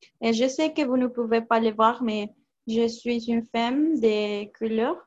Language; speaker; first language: French; non-native, learner; Spanish